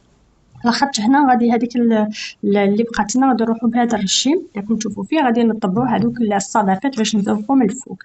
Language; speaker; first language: Arabic; native; Arabic